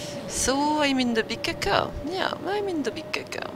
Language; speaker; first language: English; non-native, learner; French